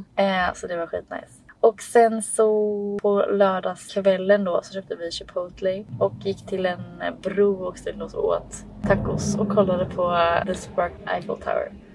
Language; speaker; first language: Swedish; native; Swedish